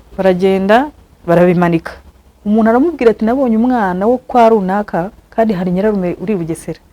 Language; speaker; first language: Kinyarwanda; early bilingual, heritage; Kinyarwanda